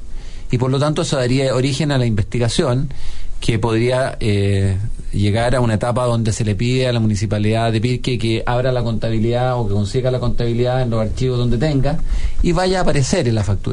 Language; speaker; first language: Spanish; native; Spanish